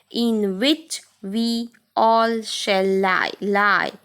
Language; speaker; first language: English; non-native, local second language; Gujarati